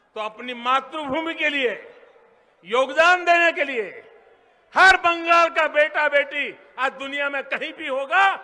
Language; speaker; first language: Hindi; non-native, local second language; Gujarati